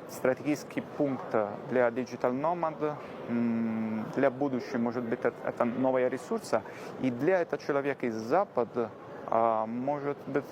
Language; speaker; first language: Russian; non-native, learner; Italian